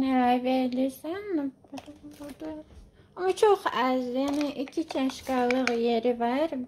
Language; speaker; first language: Turkish; non-native, learner; Azerbaijani